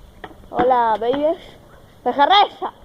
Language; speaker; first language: Spanish; native; Spanish